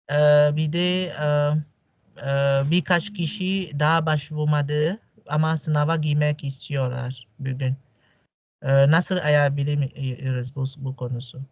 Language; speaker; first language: Turkish; non-native, fluent; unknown